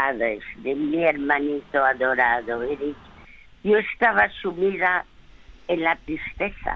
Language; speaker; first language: Spanish; early bilingual, other home language; French